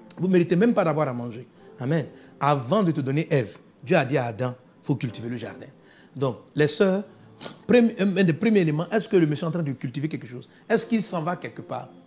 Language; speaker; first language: French; non-native, local second language; Dyula